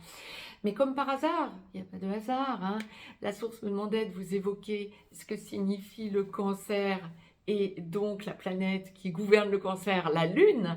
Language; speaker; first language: French; native; French